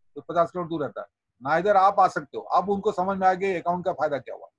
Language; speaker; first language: Hindi; non-native, local second language; Odia